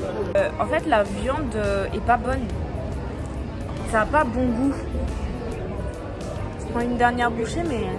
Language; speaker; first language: French; native; French